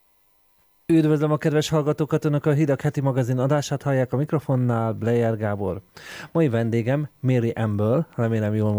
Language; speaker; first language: Hungarian; native; Hungarian